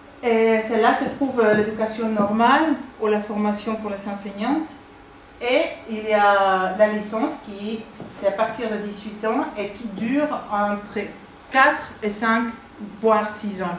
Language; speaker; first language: French; non-native, fluent; Spanish